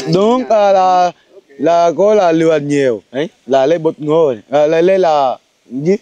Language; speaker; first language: Vietnamese; non-native, learner; Portuguese